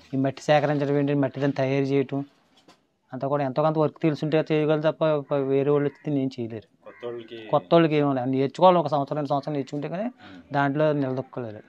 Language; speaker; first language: Telugu; native; Telugu